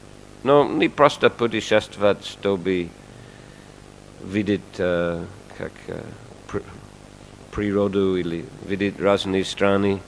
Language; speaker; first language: Russian; non-native, fluent; English